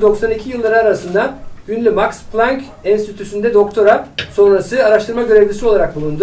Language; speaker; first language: Turkish; native; Turkish